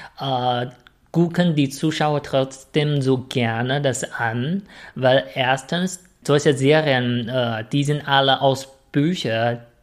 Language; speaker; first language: German; non-native, fluent; Chinese